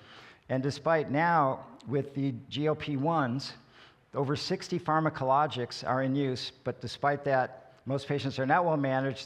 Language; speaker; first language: English; native; English